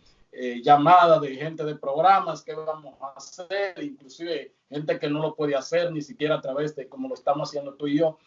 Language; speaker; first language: Spanish; native; Spanish